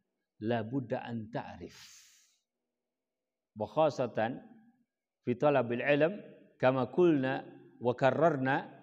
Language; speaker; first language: Arabic; non-native, fluent; Indonesian